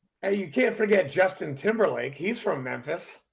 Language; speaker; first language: English; native; English